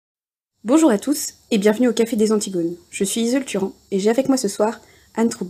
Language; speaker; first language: French; native; French